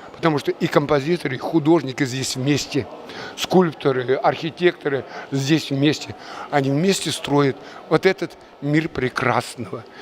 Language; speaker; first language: Russian; non-native, local second language; Chuvash